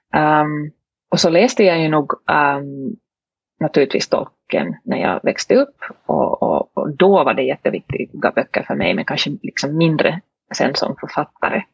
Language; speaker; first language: Swedish; native; Swedish